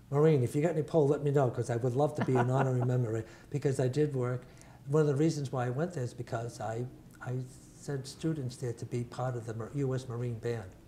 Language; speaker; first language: English; early bilingual, other home language; Italian